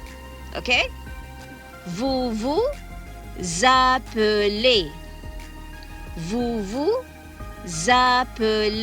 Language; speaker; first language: French; non-native, learner; Malay